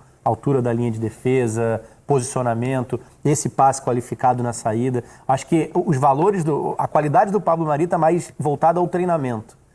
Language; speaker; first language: Portuguese; native; Portuguese